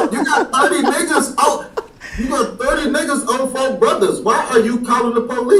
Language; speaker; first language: English; native; English